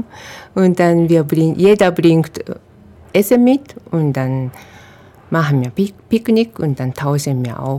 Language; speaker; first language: German; non-native, fluent; Japanese